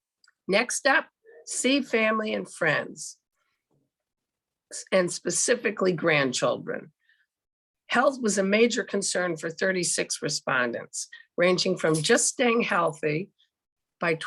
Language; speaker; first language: English; native; English